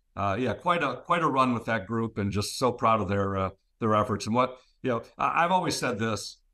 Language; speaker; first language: English; native; English